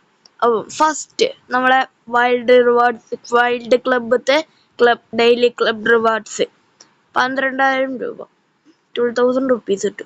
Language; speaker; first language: Malayalam; native; Malayalam